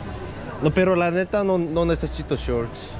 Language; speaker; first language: Spanish; non-native, learner; Korean